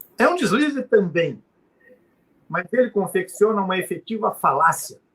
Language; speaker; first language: Portuguese; native; Portuguese